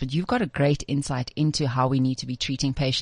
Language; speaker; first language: English; native; English